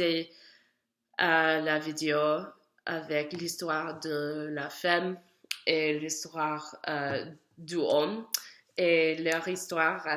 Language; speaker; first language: French; non-native, learner; English